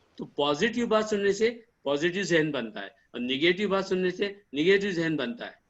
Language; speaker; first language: Urdu; native; Urdu